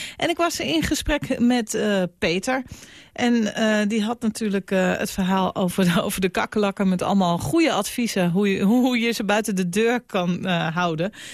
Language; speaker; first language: Dutch; native; Dutch